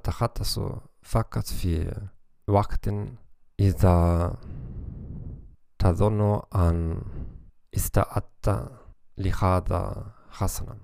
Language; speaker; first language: Arabic; non-native, learner; German